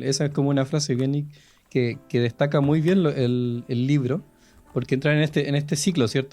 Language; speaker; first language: Spanish; native; Spanish